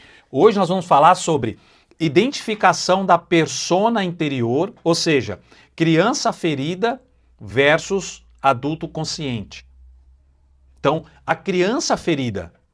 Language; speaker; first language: Portuguese; native; Portuguese